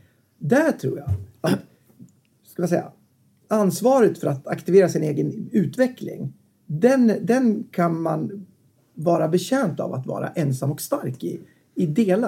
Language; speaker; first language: Swedish; native; Swedish